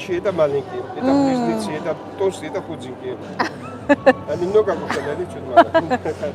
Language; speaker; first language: Russian; non-native, local second language; Georgian